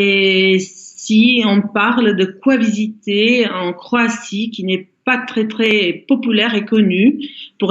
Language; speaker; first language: French; non-native, fluent; Croatian